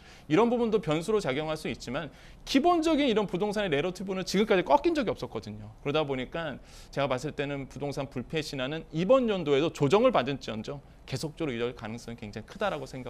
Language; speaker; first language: Korean; native; Korean